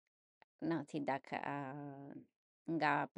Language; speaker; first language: Indonesian; non-native, learner; English